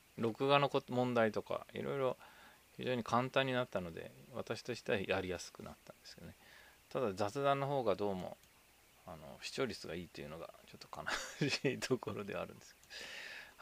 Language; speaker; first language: Japanese; native; Japanese